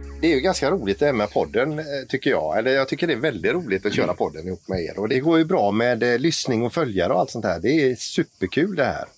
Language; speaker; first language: Swedish; native; Swedish